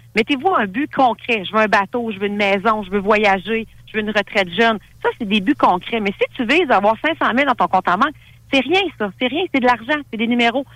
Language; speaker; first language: French; native; French